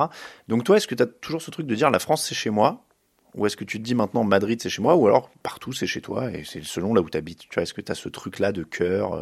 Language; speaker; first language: French; native; French